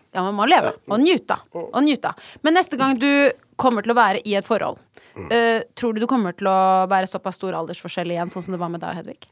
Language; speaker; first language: Norwegian; native; Norwegian